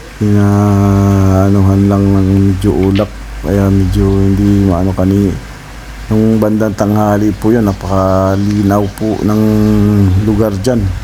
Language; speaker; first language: Filipino; non-native, local second language; Kinaray-a